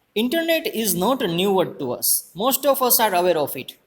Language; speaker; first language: English; non-native, local second language; Gujarati